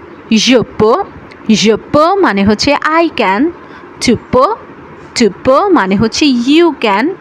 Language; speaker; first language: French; non-native, learner; Bangla